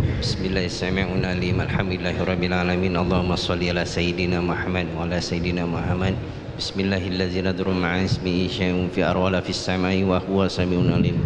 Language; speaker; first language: Malay; non-native, local second language; Chinese